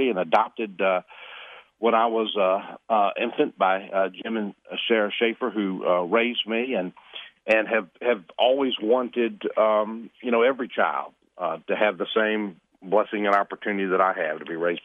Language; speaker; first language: English; native; English